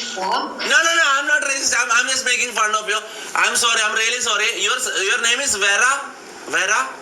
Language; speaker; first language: English; non-native, local second language; Malayalam